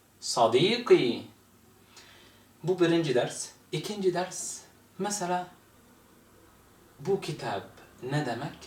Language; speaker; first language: Turkish; non-native, fluent; Arabic